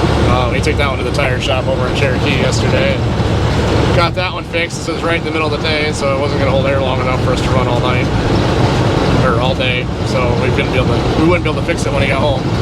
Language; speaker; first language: English; native; English